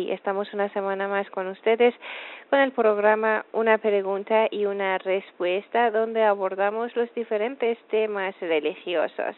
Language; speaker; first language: Spanish; non-native, fluent; Persian